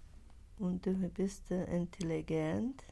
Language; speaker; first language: German; non-native, learner; Russian